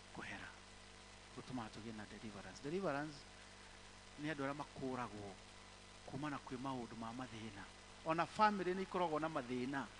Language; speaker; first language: Kikuyu; native; Kikuyu